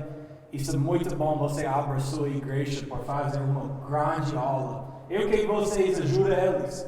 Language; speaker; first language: Portuguese; non-native, learner; English